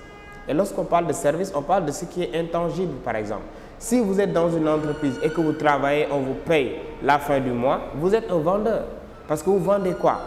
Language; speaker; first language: French; non-native, local second language; Wolof